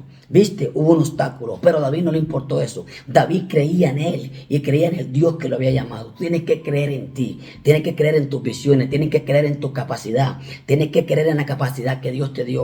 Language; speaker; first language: Spanish; native; Spanish